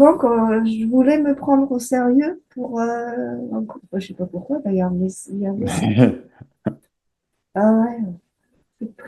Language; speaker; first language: French; native; French